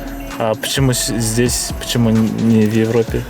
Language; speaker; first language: Russian; non-native, local second language; Kazakh